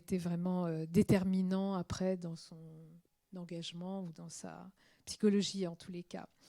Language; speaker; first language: French; native; French